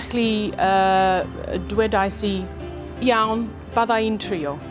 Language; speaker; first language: Welsh; non-native, learner; English